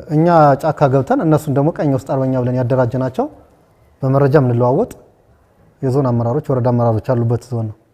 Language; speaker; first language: Amharic; native; Amharic